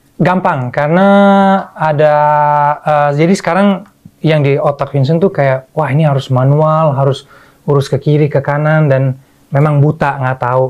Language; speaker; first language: Indonesian; early bilingual, other home language; Dutch